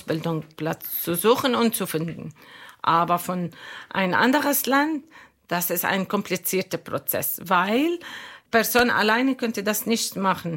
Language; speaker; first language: German; non-native, fluent; Arabic